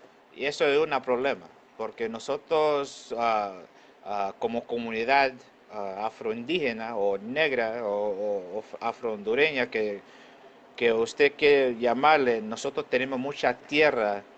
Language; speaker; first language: Spanish; non-native, local second language; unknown